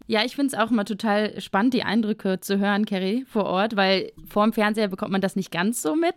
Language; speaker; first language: German; native; German